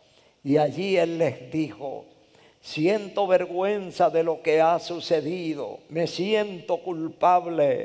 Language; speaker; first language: Spanish; native; Spanish